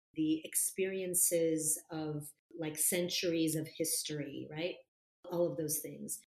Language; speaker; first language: English; non-native, fluent; Italian